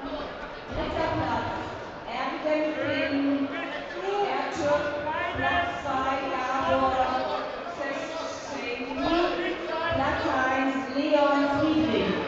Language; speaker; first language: German; native; German